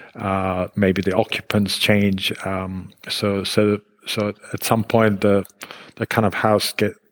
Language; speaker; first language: English; non-native, fluent; Hebrew